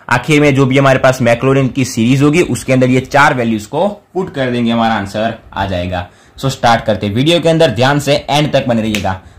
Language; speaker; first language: Hindi; non-native, local second language; Gujarati